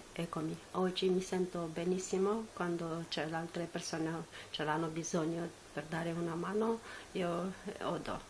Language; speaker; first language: Italian; non-native, learner; Romanian